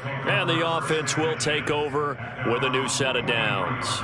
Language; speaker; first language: English; native; English